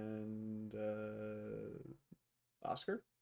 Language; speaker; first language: English; native; English